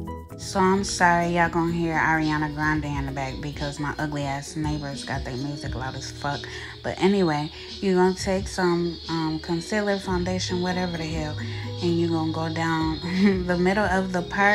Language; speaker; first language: English; native; English